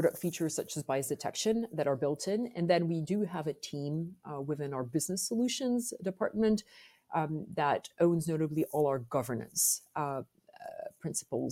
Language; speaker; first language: English; non-native, fluent; French